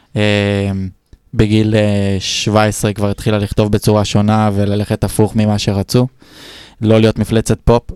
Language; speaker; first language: Hebrew; native; Hebrew